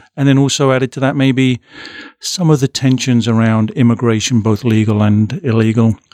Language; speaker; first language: English; native; English